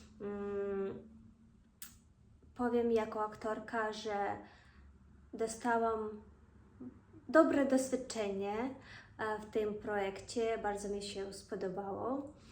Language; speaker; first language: Polish; non-native, fluent; Ukrainian